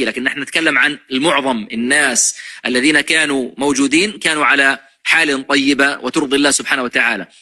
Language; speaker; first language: Arabic; native; Arabic